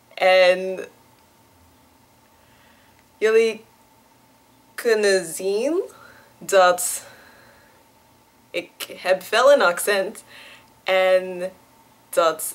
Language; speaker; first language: Dutch; non-native, learner; English